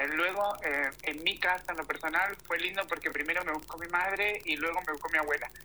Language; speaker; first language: Spanish; native; Spanish